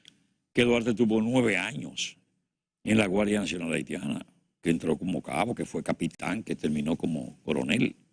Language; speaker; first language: Spanish; native; Spanish